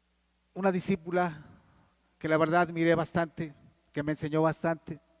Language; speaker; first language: Spanish; native; Spanish